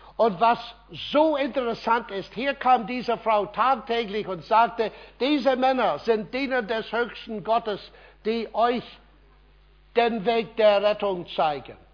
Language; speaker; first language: German; non-native, fluent; English